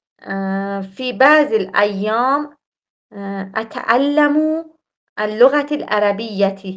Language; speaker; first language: Arabic; non-native, learner; Persian